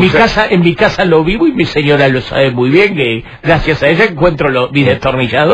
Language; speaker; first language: Spanish; native; Spanish